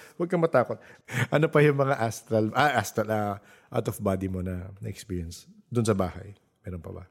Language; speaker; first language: Filipino; native; Filipino